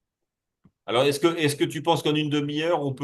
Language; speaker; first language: French; native; French